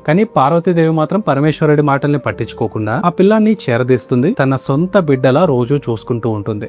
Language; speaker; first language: Telugu; native; Telugu